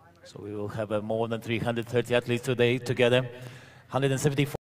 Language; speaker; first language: English; non-native, fluent; Latvian